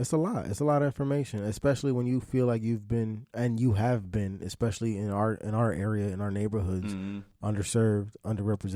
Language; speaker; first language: English; native; English